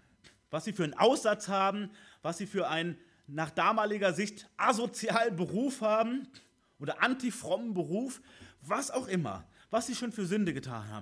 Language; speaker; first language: German; native; German